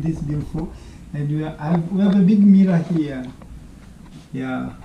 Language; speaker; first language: English; non-native, local second language; Swahili